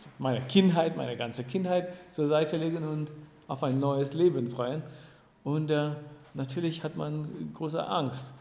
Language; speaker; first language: German; non-native, fluent; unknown